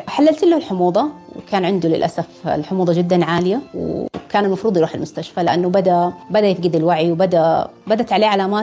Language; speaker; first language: Arabic; native; Arabic